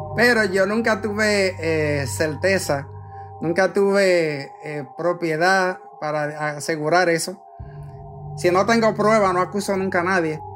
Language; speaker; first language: Spanish; native; Spanish